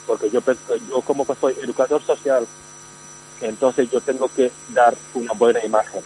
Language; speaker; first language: Spanish; non-native, fluent; Wolof